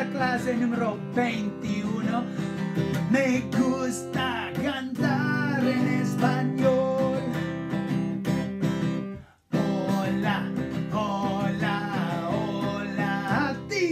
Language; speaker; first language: Spanish; non-native, fluent; English